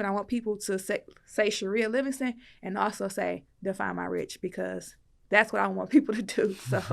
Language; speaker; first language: English; native; English